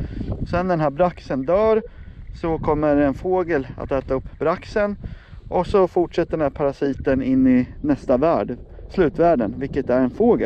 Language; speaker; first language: Swedish; native; Swedish